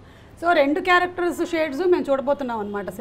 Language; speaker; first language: Telugu; native; Telugu